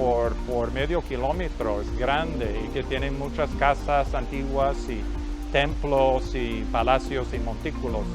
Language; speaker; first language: Spanish; non-native, fluent; English